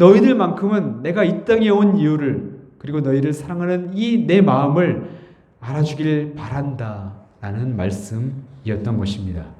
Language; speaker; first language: Korean; native; Korean